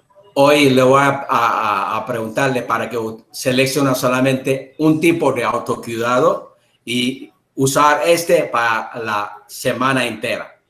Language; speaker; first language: Spanish; non-native, learner; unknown